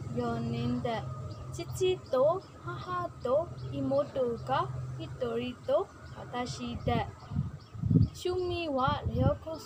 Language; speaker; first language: Japanese; non-native, learner; Burmese